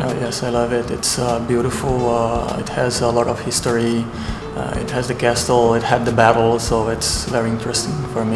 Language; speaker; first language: English; non-native, fluent; Portuguese